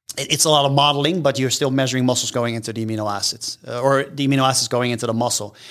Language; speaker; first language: English; non-native, fluent; Dutch